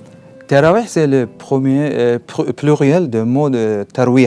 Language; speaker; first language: French; non-native, learner; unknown